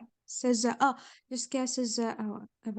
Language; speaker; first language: French; non-native, learner; English